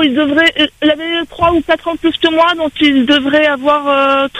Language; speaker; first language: French; native; French